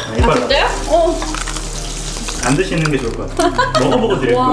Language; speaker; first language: Korean; native; Korean